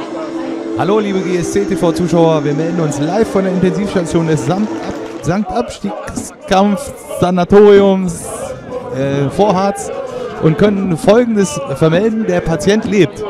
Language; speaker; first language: German; native; German